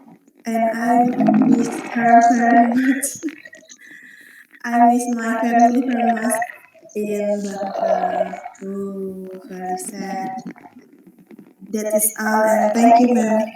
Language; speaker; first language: English; non-native, learner; Indonesian